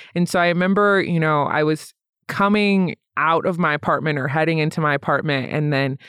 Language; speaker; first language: English; native; English